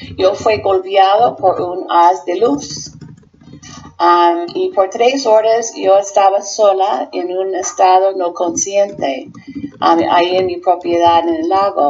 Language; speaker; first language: Spanish; non-native, fluent; English